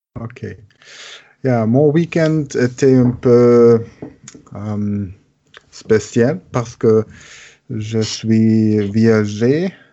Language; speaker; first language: French; non-native, learner; German